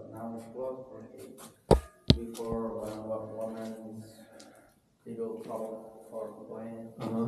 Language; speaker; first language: English; non-native, learner; Spanish